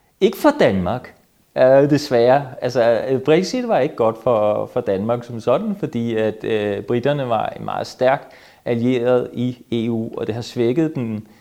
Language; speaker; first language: Danish; native; Danish